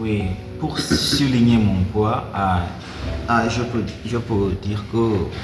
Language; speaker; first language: French; non-native, learner; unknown